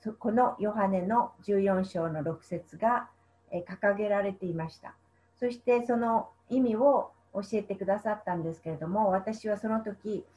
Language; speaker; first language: Japanese; native; Japanese